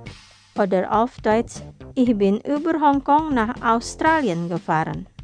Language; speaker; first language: German; non-native, fluent; Indonesian